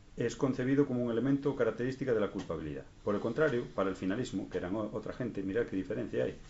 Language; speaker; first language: Spanish; non-native, local second language; Galician